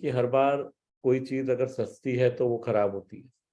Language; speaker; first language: Hindi; native; Hindi